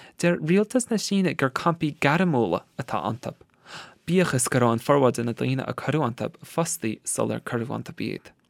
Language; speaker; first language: Irish; native; Irish